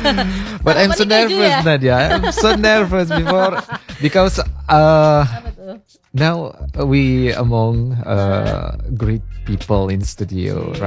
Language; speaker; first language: English; non-native, learner; Indonesian